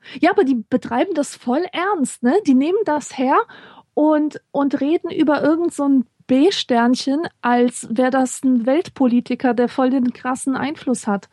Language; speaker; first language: German; early bilingual, other home language; Polish